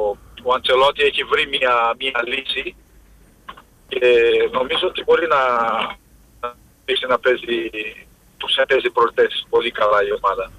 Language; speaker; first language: Greek; non-native, fluent; Portuguese